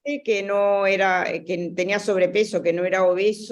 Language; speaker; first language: Spanish; native; Spanish